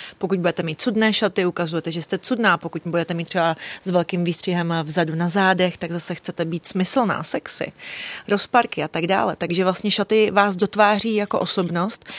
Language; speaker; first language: Czech; early bilingual, other home language; Russian